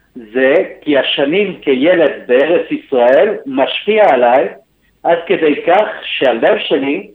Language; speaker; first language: Hebrew; early bilingual, other home language; Spanish